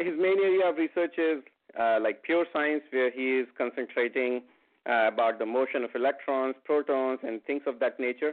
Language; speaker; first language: English; non-native, local second language; Hindi